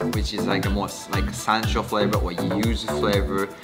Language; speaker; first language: English; non-native, fluent; Japanese